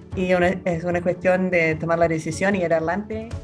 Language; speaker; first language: Spanish; non-native, fluent; English